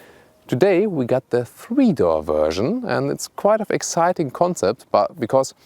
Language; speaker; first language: English; non-native, fluent; German